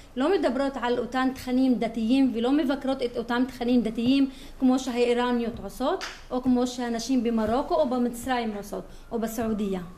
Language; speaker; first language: Hebrew; non-native, local second language; Arabic